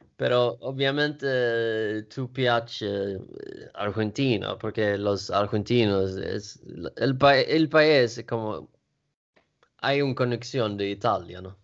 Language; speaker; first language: Italian; non-native, learner; Swedish